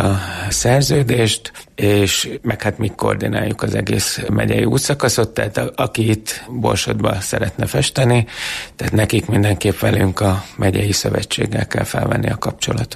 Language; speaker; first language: Hungarian; native; Hungarian